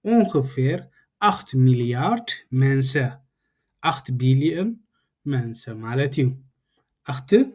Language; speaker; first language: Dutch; non-native, learner; Tigrinya